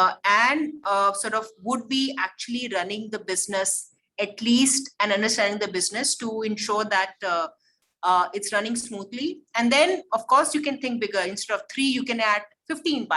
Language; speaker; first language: English; non-native, local second language; Hindi